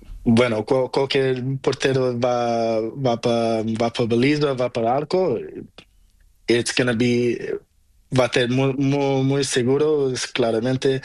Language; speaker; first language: Spanish; non-native, learner; Portuguese